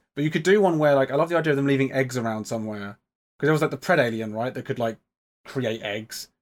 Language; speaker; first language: English; native; English